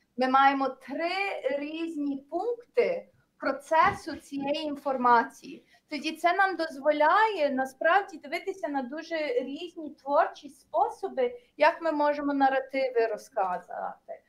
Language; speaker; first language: Ukrainian; early bilingual, heritage; Ukrainian